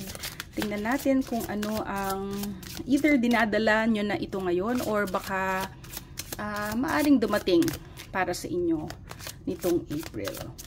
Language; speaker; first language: Filipino; native; Filipino